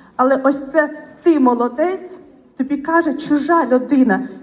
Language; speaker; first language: Ukrainian; non-native, local second language; Russian